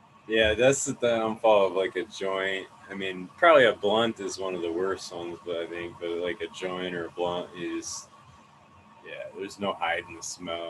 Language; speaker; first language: English; native; English